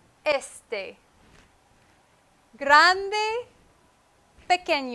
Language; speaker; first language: Spanish; non-native, fluent; English